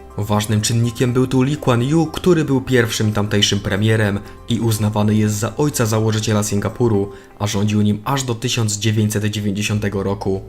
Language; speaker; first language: Polish; native; Polish